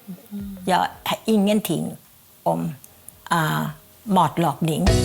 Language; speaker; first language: Swedish; non-native, fluent; Thai